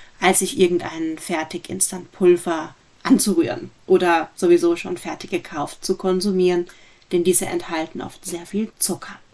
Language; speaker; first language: German; native; German